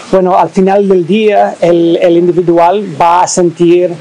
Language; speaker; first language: Spanish; non-native, fluent; English